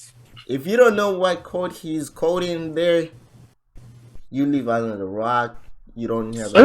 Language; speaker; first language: English; native; English